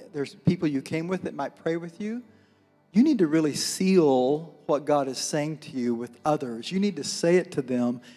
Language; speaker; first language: English; native; English